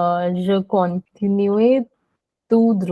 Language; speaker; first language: French; non-native, learner; Hindi